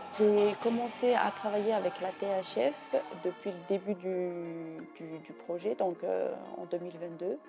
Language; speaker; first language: French; non-native, local second language; Kabyle